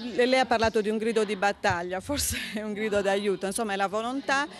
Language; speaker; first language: Italian; native; Italian